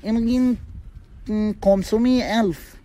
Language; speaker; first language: Arabic; non-native, learner; Bangla